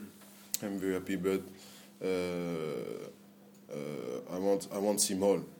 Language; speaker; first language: English; non-native, learner; French